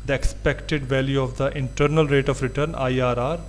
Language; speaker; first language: English; non-native, local second language; Urdu